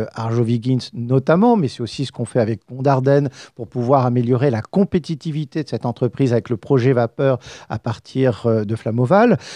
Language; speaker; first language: French; native; French